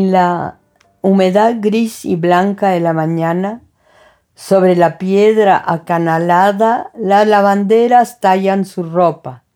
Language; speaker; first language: Spanish; early bilingual, other home language; French